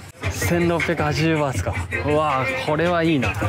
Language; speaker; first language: Japanese; native; Japanese